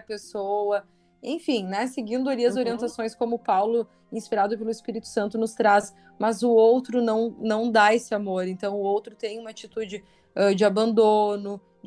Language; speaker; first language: Portuguese; native; Portuguese